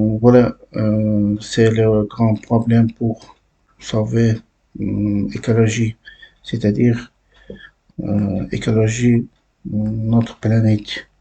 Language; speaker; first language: French; non-native, learner; Uzbek